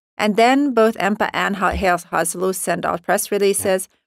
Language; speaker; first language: English; non-native, fluent; Swedish